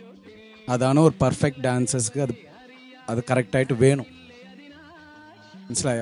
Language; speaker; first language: Malayalam; non-native, learner; Tamil